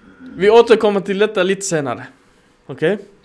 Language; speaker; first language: Swedish; non-native, fluent; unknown